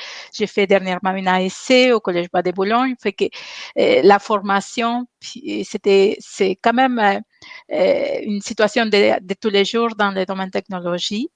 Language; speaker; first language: French; non-native, fluent; Spanish